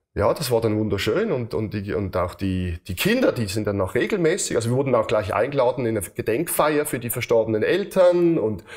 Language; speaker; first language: German; native; German